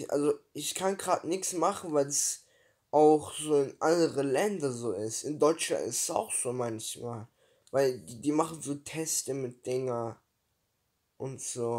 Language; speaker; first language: German; early bilingual, other home language; Turkish